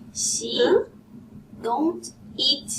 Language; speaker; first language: English; non-native, learner; Portuguese